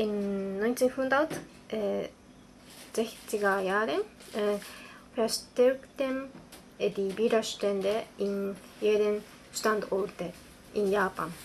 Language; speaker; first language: German; non-native, learner; Japanese